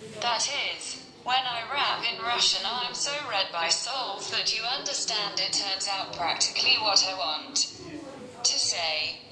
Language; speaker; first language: English; non-native, learner; Russian